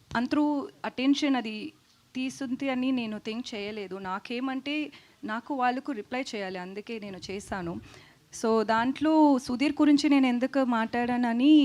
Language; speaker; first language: Telugu; non-native, learner; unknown